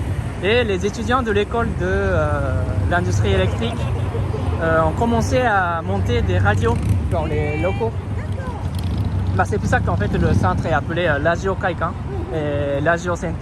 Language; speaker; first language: French; non-native, fluent; Japanese